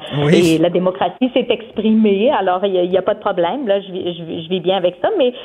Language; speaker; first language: French; native; French